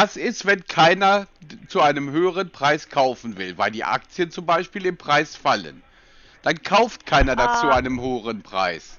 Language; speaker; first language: German; native; German